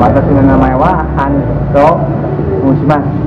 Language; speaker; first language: Japanese; non-native, learner; Indonesian